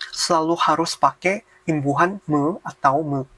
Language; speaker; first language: Indonesian; non-native, fluent; Korean